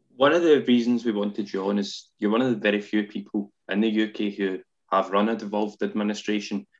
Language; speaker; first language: English; native; English